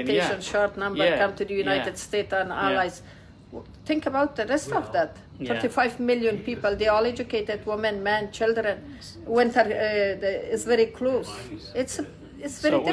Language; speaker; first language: English; non-native, learner; Persian